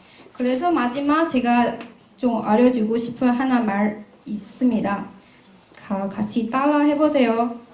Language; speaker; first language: Korean; non-native, learner; Chinese